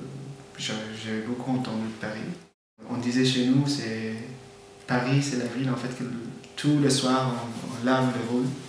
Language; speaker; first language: French; non-native, fluent; Persian